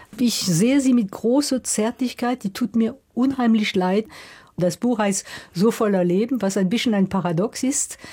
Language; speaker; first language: German; non-native, local second language; Swiss German